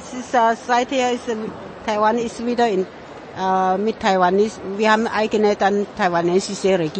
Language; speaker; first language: German; non-native, fluent; Min Nan Chinese